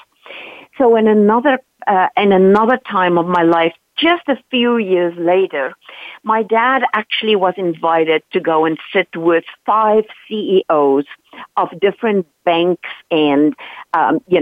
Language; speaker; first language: English; non-native, local second language; Dutch